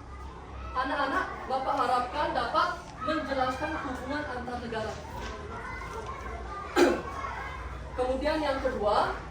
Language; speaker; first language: Indonesian; native; Indonesian